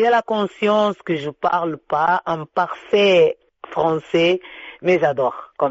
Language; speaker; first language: French; non-native, fluent; Kabuverdianu